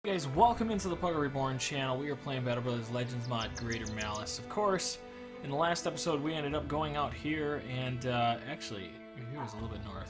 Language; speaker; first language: English; native; English